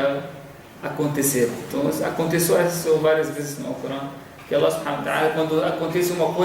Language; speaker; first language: Portuguese; non-native, fluent; Arabic